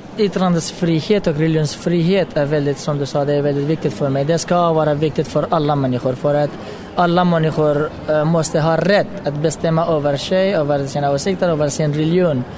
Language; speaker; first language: Swedish; non-native, fluent; Pashto